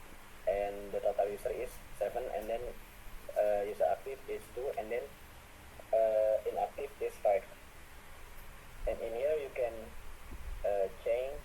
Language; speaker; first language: English; non-native, learner; Indonesian